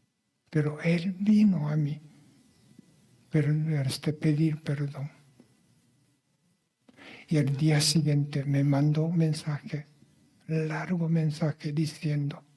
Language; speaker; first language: Spanish; non-native, fluent; Japanese